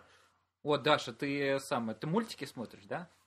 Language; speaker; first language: Russian; native; Russian